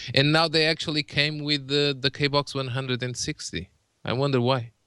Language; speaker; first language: English; non-native, fluent; Portuguese